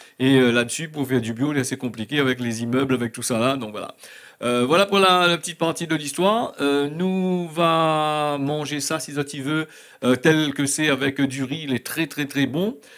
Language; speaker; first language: French; native; French